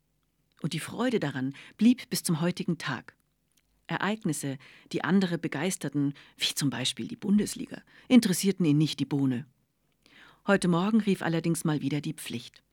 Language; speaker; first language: German; native; German